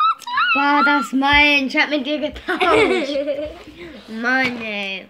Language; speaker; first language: German; native; German